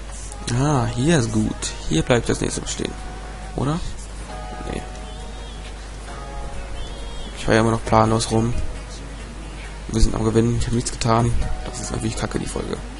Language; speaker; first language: German; native; German